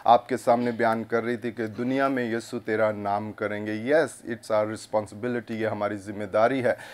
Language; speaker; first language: Urdu; non-native, local second language; Punjabi